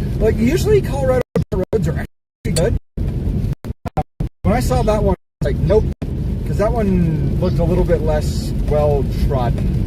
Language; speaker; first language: English; native; English